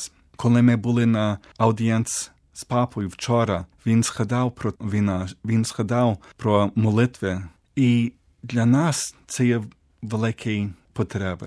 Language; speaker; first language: Ukrainian; early bilingual, heritage; Ukrainian